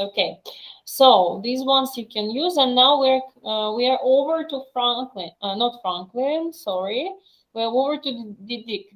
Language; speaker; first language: English; non-native, fluent; Russian